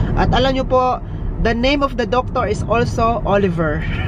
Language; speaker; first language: English; non-native, local second language; Filipino